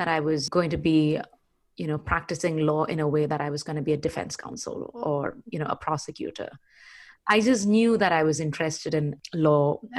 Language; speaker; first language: English; non-native, local second language; Malayalam